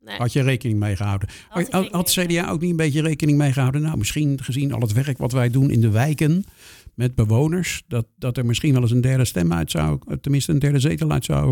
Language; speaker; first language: Dutch; native; Dutch